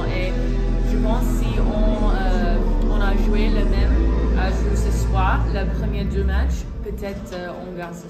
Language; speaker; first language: French; non-native, learner; English